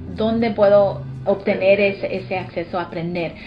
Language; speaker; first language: Spanish; early bilingual, heritage; Spanish